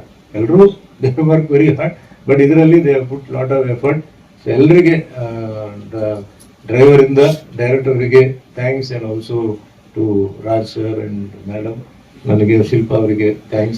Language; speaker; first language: Kannada; non-native, fluent; Tulu